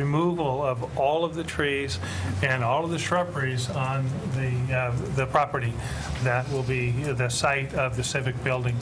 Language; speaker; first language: English; native; English